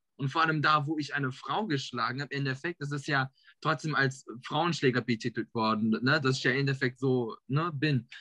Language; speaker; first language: German; early bilingual, other home language; Turkish